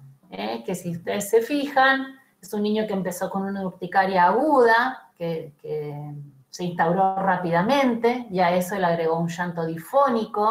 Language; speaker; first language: Spanish; native; Spanish